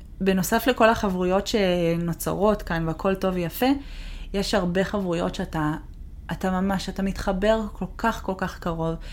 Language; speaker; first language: Hebrew; native; Hebrew